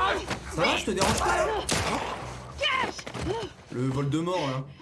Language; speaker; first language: French; native; French